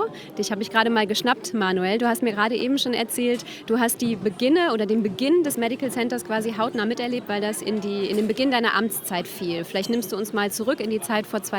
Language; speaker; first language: German; native; German